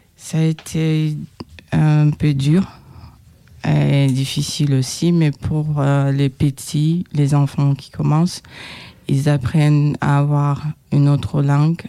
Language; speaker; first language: French; non-native, local second language; Kinyarwanda